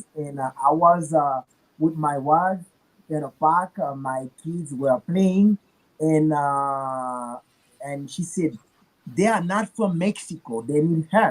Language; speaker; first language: English; non-native, learner; Haitian Creole